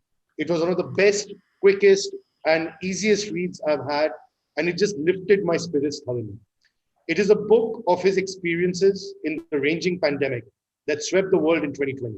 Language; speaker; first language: English; non-native, local second language; Hindi